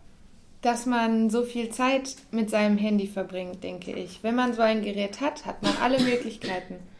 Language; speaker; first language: German; non-native, fluent; French